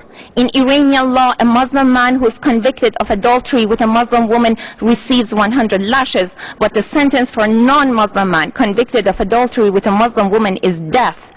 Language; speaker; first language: English; non-native, fluent; Persian